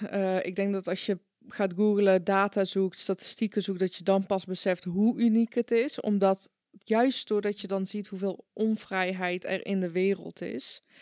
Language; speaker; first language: Dutch; early bilingual, other home language; Persian